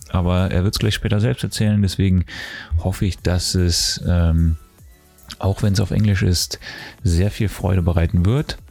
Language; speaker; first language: German; native; German